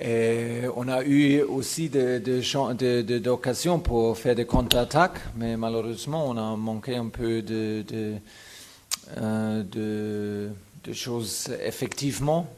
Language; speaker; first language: French; non-native, fluent; German